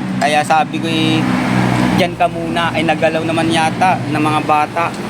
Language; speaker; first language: Filipino; native; Filipino